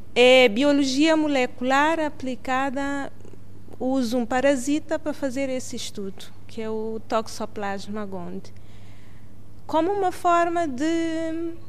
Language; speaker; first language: Portuguese; non-native, local second language; Kabuverdianu